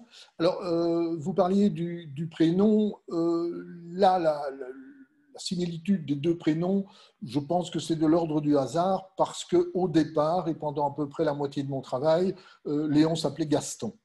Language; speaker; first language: French; native; French